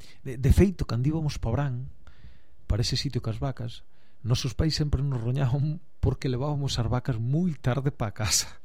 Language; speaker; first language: Galician; native; Galician